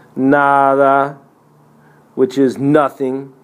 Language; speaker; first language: English; native; English